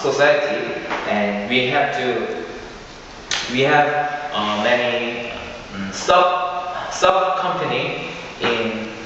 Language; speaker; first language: English; non-native, learner; Korean